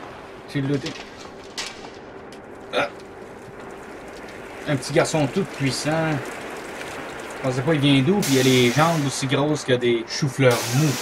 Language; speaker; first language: French; native; French